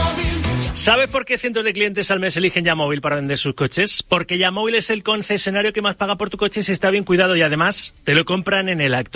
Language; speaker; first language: Spanish; native; Spanish